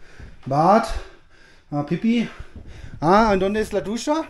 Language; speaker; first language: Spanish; non-native, learner; German